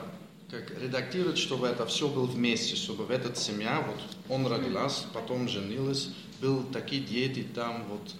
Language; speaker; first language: Russian; non-native, learner; Dutch